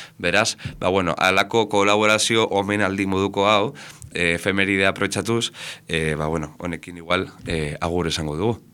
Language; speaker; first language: Basque; native; Basque